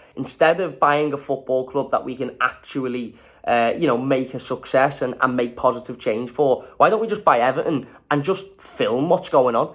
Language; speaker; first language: English; native; English